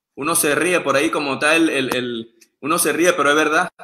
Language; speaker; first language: Spanish; native; Spanish